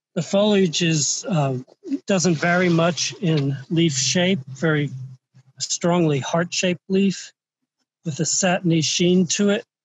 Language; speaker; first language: English; native; English